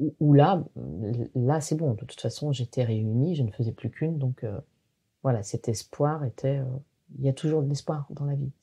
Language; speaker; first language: French; native; French